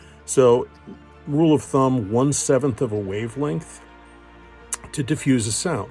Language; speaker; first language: English; native; English